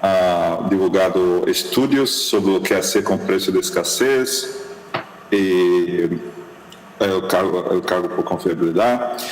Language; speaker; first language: Spanish; non-native, fluent; Portuguese